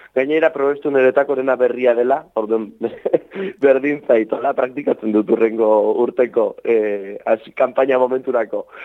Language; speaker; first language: Basque; native; Basque